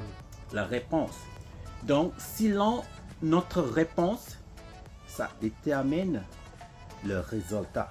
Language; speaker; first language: French; non-native, learner; English